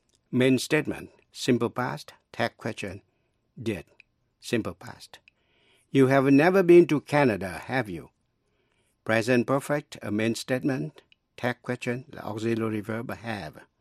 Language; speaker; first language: English; non-native, fluent; Vietnamese